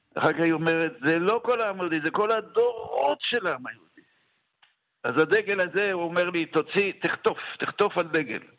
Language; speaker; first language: Hebrew; native; Hebrew